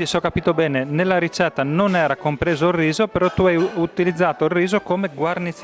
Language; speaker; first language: Italian; native; Italian